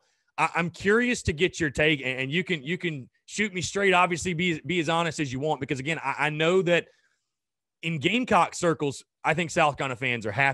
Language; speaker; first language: English; native; English